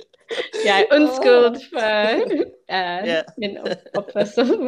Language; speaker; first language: Danish; non-native, learner; English